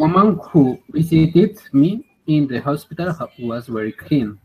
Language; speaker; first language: English; non-native, learner; Spanish